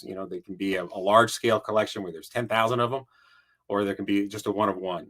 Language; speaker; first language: English; native; English